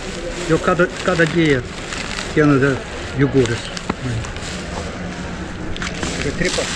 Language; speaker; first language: Spanish; non-native, learner; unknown